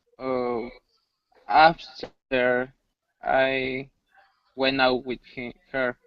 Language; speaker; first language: English; non-native, learner; Spanish